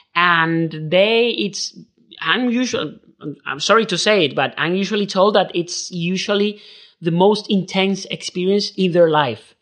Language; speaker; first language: English; non-native, fluent; Spanish